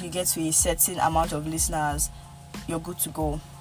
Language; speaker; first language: English; non-native, local second language; Yoruba